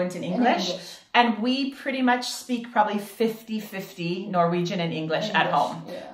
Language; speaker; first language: English; native; English